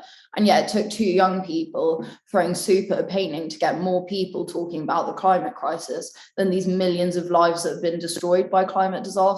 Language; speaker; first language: English; native; English